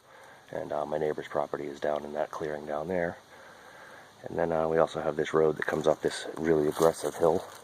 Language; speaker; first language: English; native; English